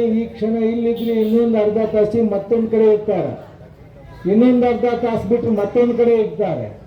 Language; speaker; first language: Kannada; native; Kannada